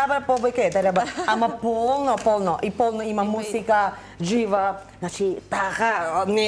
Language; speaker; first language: Macedonian; non-native, learner; Filipino